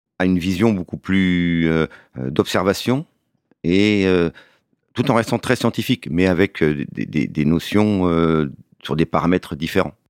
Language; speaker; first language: French; native; French